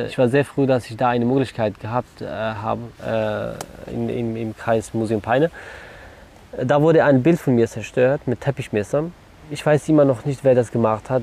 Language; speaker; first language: German; non-native, learner; Kurdish